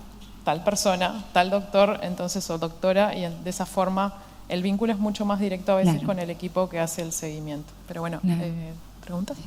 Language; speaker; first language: Spanish; native; Spanish